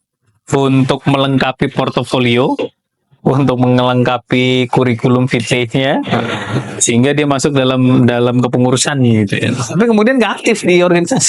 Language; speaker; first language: Indonesian; native; Indonesian